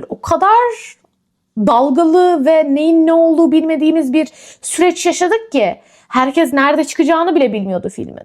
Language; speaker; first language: Turkish; native; Turkish